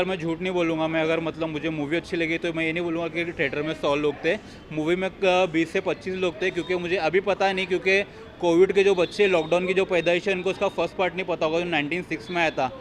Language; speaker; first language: Hindi; native; Hindi